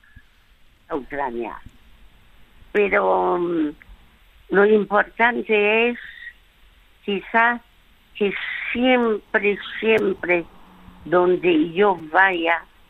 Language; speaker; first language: Spanish; non-native, fluent; French